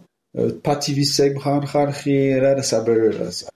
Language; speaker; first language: Georgian; non-native, learner; French